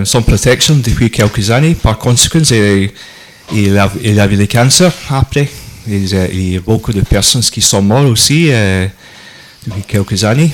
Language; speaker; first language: French; non-native, learner; English